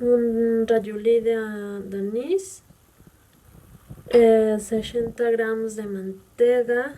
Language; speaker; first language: Catalan; non-native, fluent; Spanish